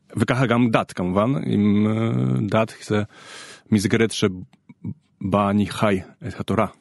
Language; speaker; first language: Hebrew; non-native, fluent; Polish